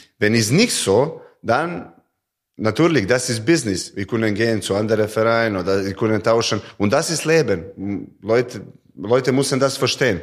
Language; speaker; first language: German; non-native, learner; Serbian